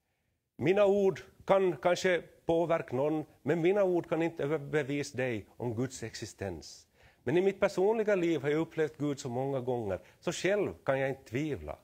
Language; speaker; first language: Swedish; native; Swedish